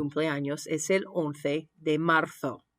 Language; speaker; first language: Spanish; non-native, fluent; English